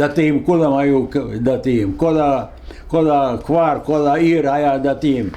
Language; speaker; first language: Hebrew; non-native, fluent; Yiddish